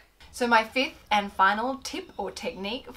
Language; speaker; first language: English; native; English